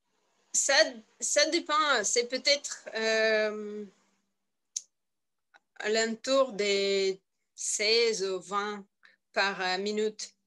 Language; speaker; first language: French; non-native, learner; Russian